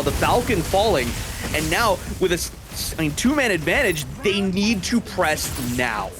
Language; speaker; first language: English; native; English